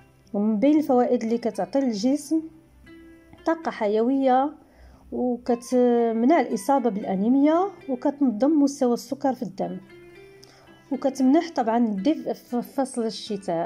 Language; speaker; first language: Arabic; native; Arabic